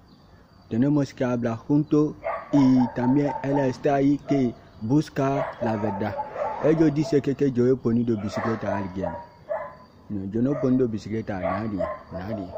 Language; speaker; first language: Spanish; non-native, learner; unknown